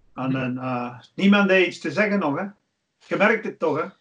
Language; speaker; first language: Dutch; non-native, fluent; English